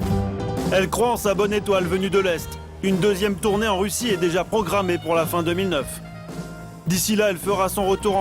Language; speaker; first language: French; native; French